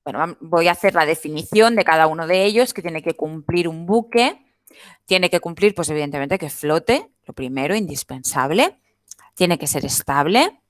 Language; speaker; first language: Spanish; non-native, local second language; Catalan